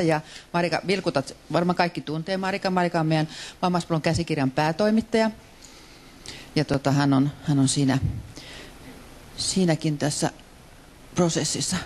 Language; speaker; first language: Finnish; native; Finnish